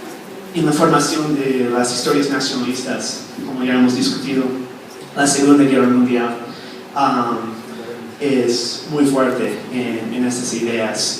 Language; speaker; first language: Spanish; non-native, fluent; English